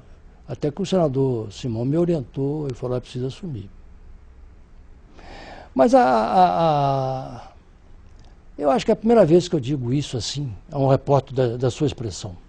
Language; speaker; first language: Portuguese; native; Portuguese